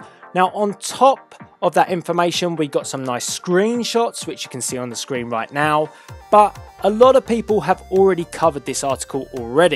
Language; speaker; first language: English; native; English